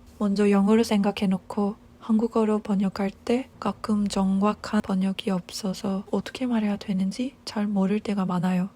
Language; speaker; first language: Korean; non-native, fluent; Hindi